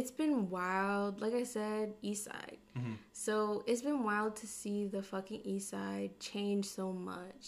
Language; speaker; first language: English; native; English